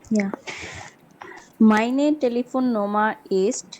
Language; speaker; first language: German; non-native, learner; Bangla